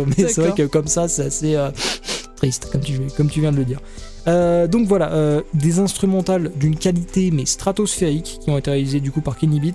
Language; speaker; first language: French; native; French